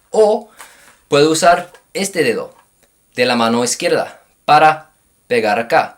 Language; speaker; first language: Spanish; non-native, fluent; English